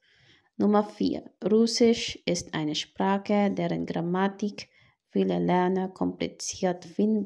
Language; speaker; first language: German; non-native, fluent; Filipino